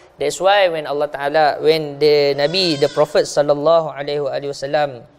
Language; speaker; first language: English; non-native, local second language; Malay